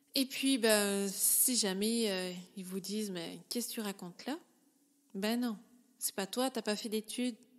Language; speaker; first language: French; native; French